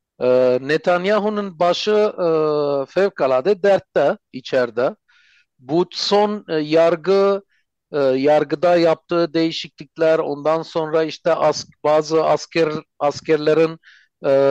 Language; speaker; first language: Turkish; non-native, fluent; Armenian